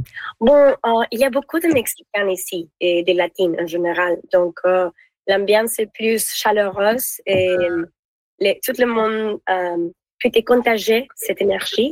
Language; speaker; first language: French; non-native, learner; Spanish